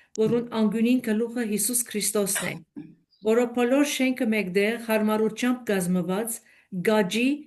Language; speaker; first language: Armenian; native; Armenian